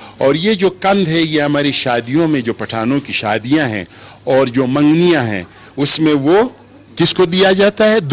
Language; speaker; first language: Urdu; non-native, local second language; Pashto